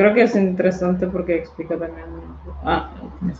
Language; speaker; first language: Spanish; non-native, fluent; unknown